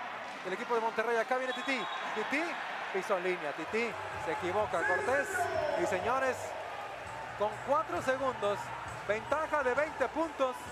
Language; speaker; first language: Spanish; native; Spanish